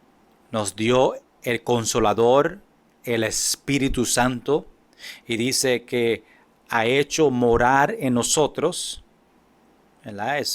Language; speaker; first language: Spanish; non-native, fluent; English